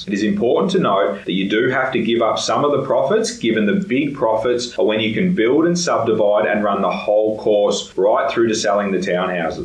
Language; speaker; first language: English; native; English